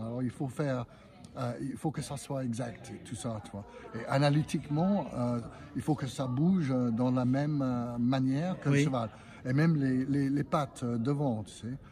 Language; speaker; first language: French; non-native, fluent; English